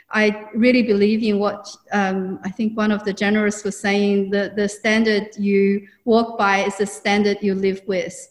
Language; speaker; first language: English; non-native, fluent; Chinese